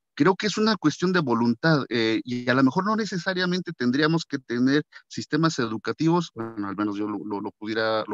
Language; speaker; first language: Spanish; native; Spanish